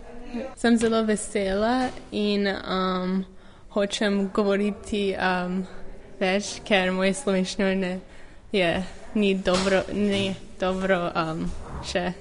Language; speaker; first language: Slovenian; non-native, learner; French